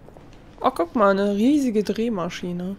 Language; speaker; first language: German; native; German